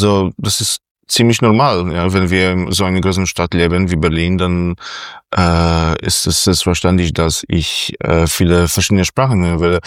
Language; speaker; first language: German; non-native, fluent; Polish